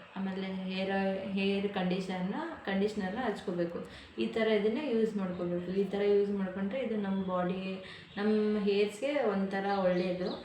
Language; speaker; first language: Kannada; native; Kannada